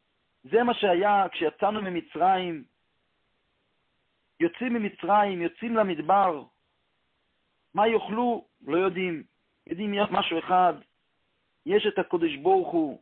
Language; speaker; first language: Hebrew; non-native, local second language; Yiddish